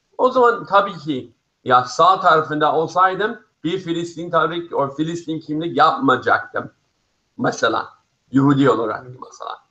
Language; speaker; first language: Turkish; non-native, fluent; English